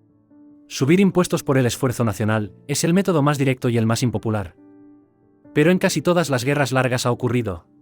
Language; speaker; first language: Spanish; native; Spanish